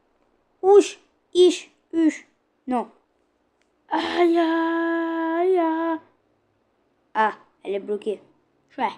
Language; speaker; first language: French; native; French